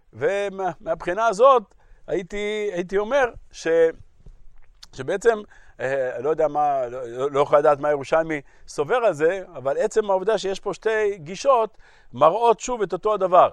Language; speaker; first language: Hebrew; native; Hebrew